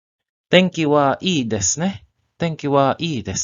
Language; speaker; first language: Japanese; non-native, learner; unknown